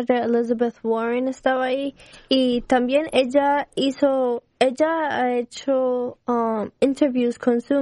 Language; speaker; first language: Spanish; early bilingual, heritage; Spanish